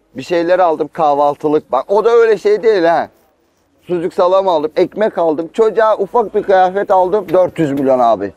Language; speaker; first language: Turkish; native; Turkish